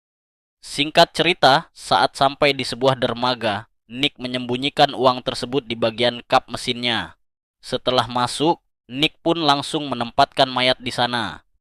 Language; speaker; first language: Indonesian; native; Indonesian